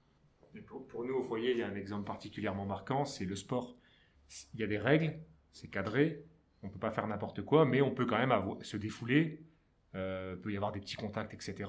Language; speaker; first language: French; native; French